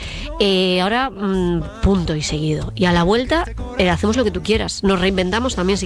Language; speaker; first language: Spanish; native; Spanish